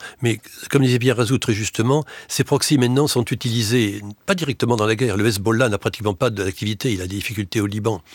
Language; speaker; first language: French; native; French